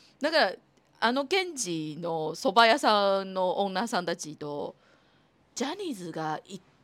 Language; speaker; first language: Japanese; non-native, fluent; Cantonese